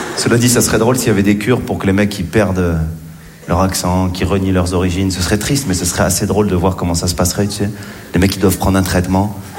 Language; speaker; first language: French; native; French